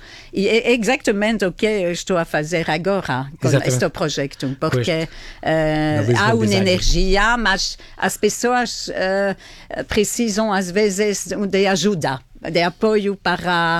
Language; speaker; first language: Portuguese; non-native, learner; French